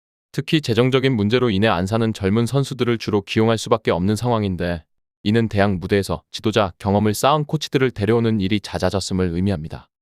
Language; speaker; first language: Korean; native; Korean